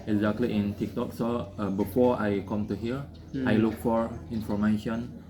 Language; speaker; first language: English; non-native, learner; Indonesian